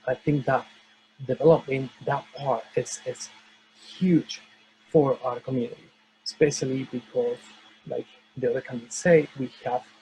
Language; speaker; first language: English; non-native, fluent; Spanish